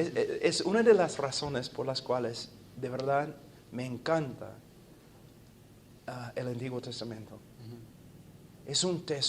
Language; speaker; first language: Spanish; non-native, fluent; English